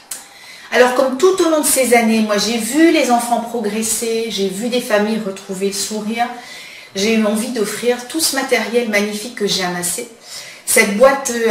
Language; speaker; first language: French; native; French